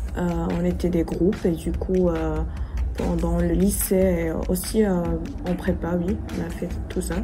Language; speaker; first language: French; non-native, local second language; Arabic